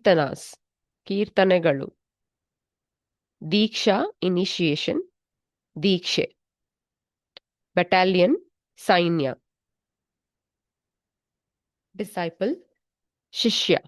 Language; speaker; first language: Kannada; native; Kannada